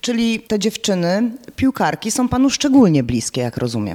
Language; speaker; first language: Polish; native; Polish